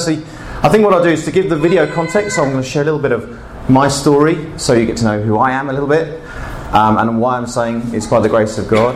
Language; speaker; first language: English; native; English